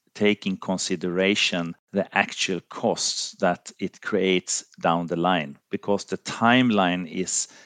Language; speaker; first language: English; non-native, fluent; Finnish